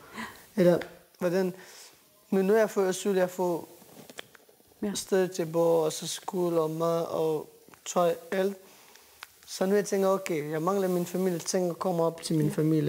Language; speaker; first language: Danish; non-native, learner; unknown